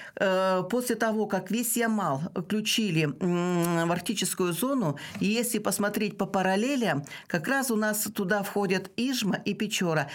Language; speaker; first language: Russian; non-native, local second language; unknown